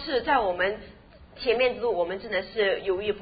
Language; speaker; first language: Chinese; native; Chinese